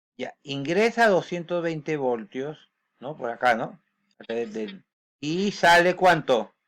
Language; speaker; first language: Spanish; native; Spanish